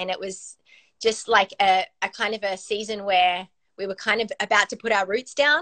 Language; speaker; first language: English; native; English